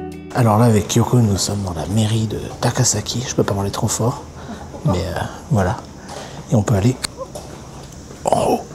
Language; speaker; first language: French; native; French